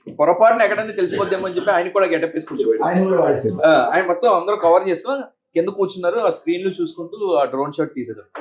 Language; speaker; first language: Telugu; native; Telugu